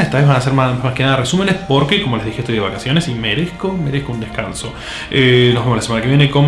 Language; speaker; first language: Spanish; native; Spanish